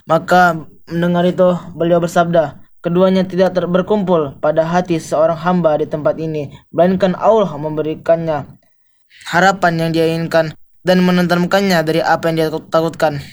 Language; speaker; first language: Indonesian; native; Indonesian